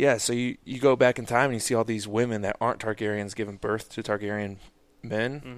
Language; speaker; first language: English; native; English